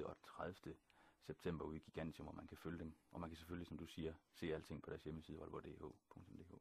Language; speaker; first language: Danish; native; Danish